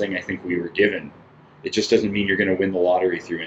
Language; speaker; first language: English; native; English